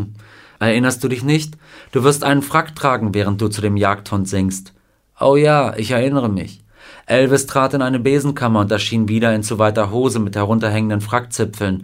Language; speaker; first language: German; native; German